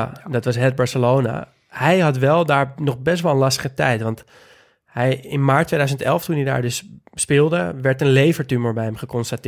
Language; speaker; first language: Dutch; native; Dutch